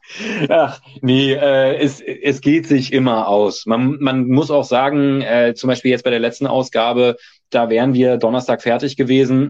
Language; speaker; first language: German; native; German